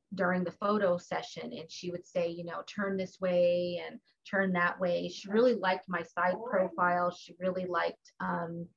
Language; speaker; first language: English; native; English